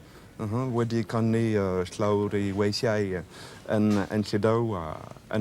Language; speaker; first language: Welsh; non-native, learner; French